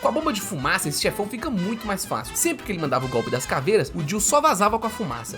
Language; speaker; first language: Portuguese; native; Portuguese